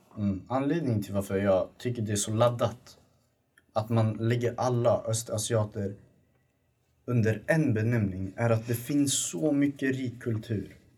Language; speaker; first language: Swedish; early bilingual, other home language; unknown